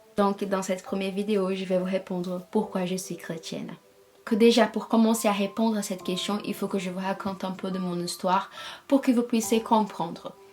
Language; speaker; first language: French; non-native, fluent; Portuguese